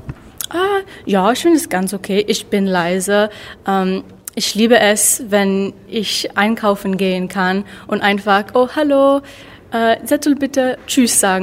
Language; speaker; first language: German; non-native, learner; English